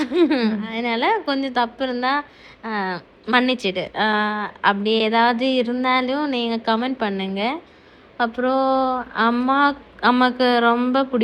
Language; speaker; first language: Tamil; non-native, learner; Malayalam